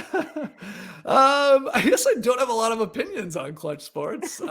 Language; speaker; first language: English; native; English